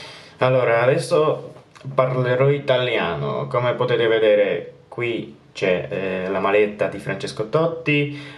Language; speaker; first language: Italian; non-native, fluent; Polish